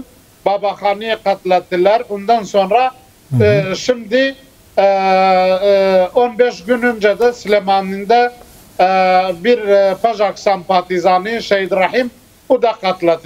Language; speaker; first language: Turkish; non-native, fluent; Kurdish